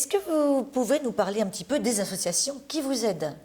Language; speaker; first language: French; native; French